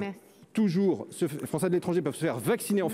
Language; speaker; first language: French; native; French